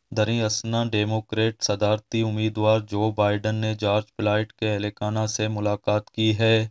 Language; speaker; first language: Urdu; non-native, local second language; Baluchi